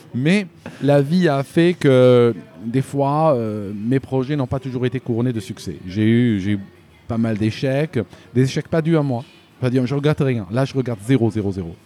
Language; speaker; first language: French; non-native, local second language; Arabic